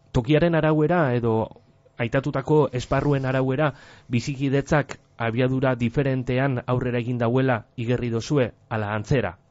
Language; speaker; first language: Basque; native; Basque